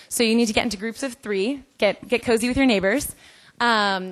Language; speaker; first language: English; native; English